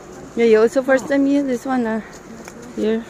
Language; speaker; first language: English; non-native, learner; Filipino